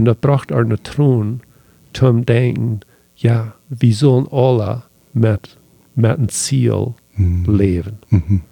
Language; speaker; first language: German; non-native, learner; Low German